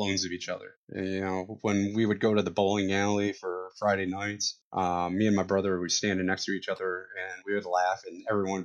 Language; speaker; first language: English; native; English